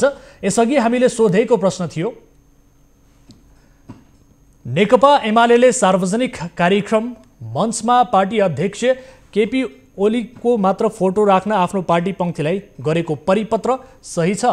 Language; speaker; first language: Nepali; native; Nepali